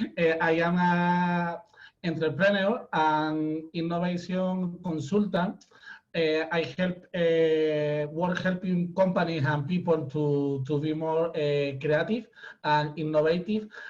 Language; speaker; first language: English; non-native, learner; Spanish